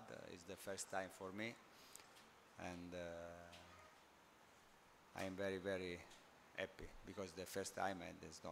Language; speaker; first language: English; non-native, fluent; Italian